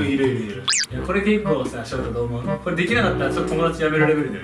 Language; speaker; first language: Japanese; native; Japanese